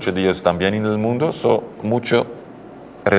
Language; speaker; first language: Spanish; non-native, learner; Dutch